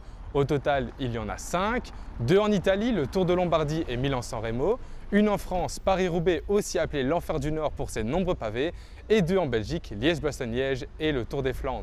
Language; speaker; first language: French; native; French